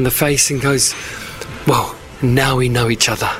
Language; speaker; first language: English; native; English